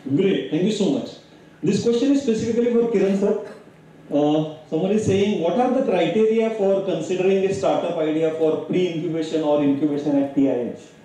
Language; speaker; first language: English; non-native, local second language; Marathi